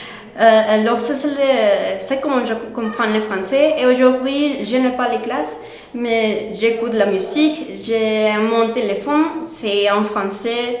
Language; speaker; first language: French; non-native, learner; Spanish